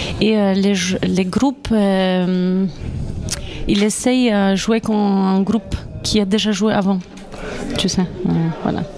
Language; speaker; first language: French; non-native, fluent; Polish